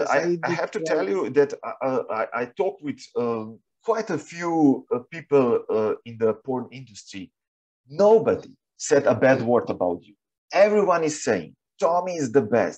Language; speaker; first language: English; non-native, fluent; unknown